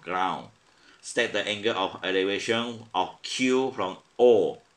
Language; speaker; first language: English; non-native, local second language; Chinese